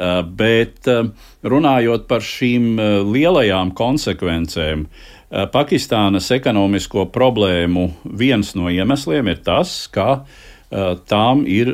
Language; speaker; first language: Latvian; native; Latvian